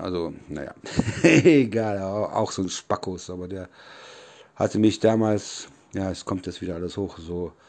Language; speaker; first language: German; native; German